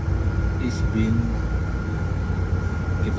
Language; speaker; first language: German; non-native, learner; Filipino